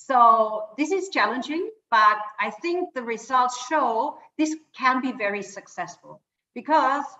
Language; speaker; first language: English; non-native, fluent; German